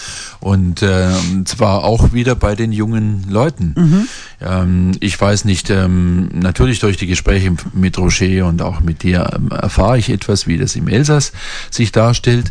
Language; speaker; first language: German; native; German